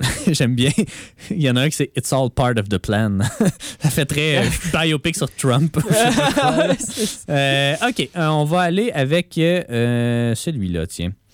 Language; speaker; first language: French; native; French